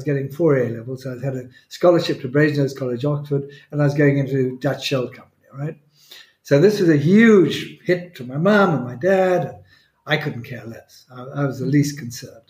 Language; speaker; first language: English; non-native, local second language; Swahili